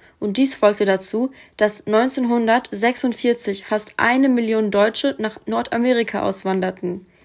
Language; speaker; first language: German; early bilingual, other home language; Russian